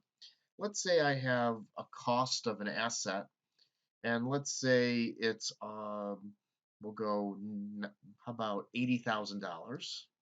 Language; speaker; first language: English; native; English